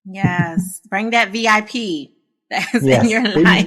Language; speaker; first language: English; native; English